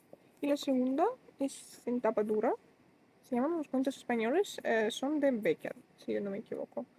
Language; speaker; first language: Spanish; non-native, fluent; Russian